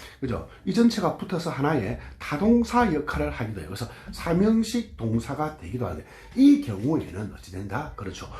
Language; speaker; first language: Korean; native; Korean